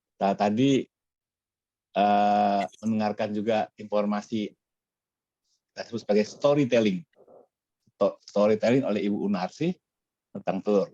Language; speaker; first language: Malay; native; Malay